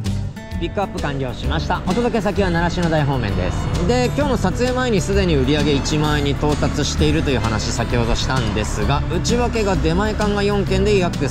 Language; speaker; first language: Japanese; native; Japanese